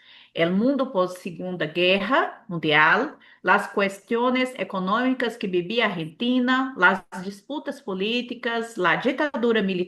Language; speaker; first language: Spanish; non-native, learner; Portuguese